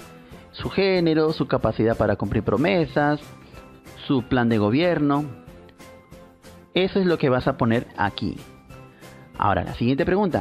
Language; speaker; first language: Spanish; native; Spanish